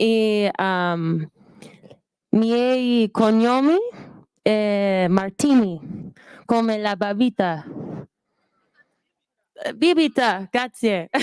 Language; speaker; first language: Italian; non-native, learner; English